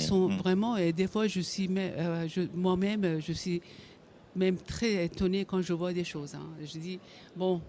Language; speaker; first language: French; non-native, fluent; Persian